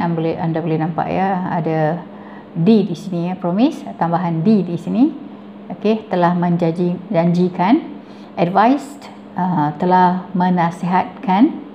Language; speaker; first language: Malay; non-native, local second language; Tamil